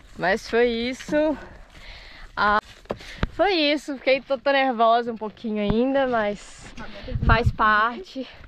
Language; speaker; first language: Portuguese; native; Portuguese